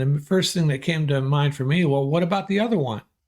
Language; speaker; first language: English; native; English